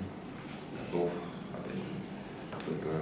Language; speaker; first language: Russian; native; Russian